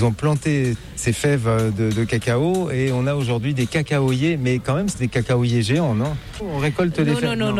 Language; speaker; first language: French; native; French